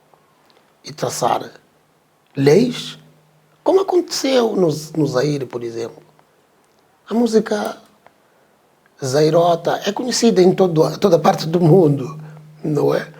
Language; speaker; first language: Portuguese; non-native, local second language; Tsonga